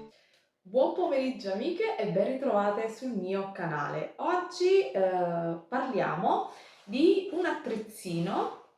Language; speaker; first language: Italian; native; Italian